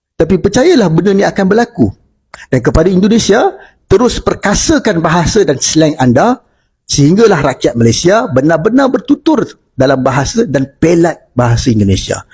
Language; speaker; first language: Malay; native; Malay